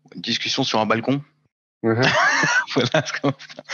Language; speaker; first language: French; native; French